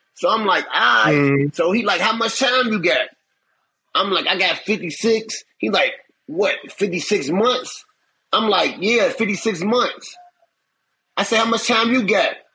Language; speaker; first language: English; native; English